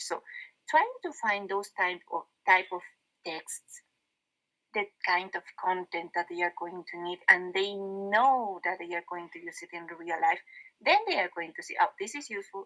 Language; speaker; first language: English; non-native, fluent; Spanish